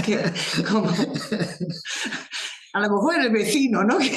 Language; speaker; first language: Spanish; non-native, fluent; English